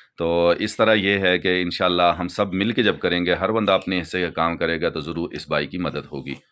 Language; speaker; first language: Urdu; non-native, local second language; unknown